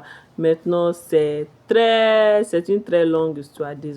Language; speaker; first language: French; non-native, fluent; Igbo